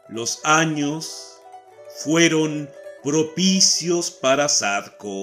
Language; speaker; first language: Spanish; native; Spanish